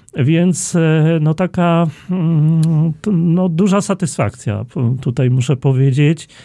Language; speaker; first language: Polish; native; Polish